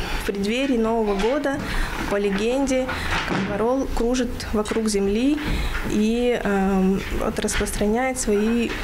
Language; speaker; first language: Russian; non-native, local second language; Tuvinian